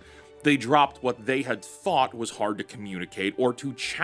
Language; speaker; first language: English; native; English